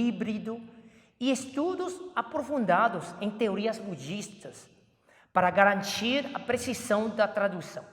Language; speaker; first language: Portuguese; non-native, fluent; Chinese